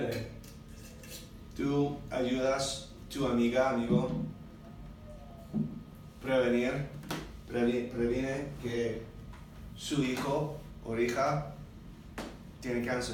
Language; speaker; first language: Spanish; non-native, learner; English